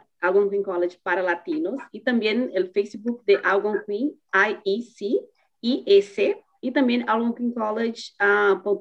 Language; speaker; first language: Spanish; non-native, learner; Portuguese